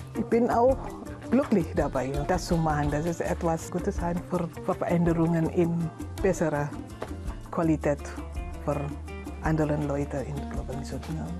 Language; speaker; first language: German; non-native, learner; Indonesian